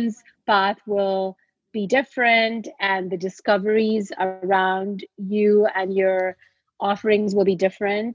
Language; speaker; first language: English; non-native, local second language; Hindi